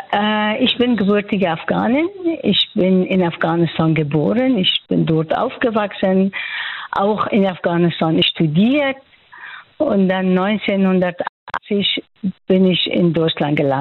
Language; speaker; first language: German; non-native, local second language; Persian